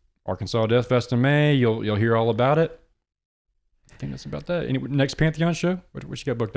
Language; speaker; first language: English; native; English